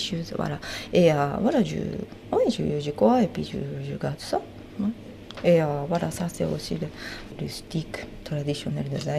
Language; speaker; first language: French; non-native, fluent; Japanese